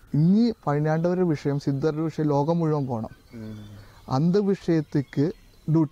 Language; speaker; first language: Tamil; non-native, learner; Malayalam